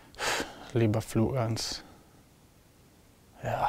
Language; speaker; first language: German; non-native, learner; Italian